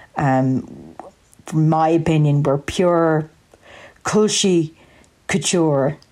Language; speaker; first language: English; native; English